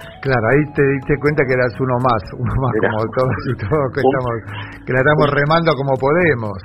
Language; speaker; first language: Spanish; native; Spanish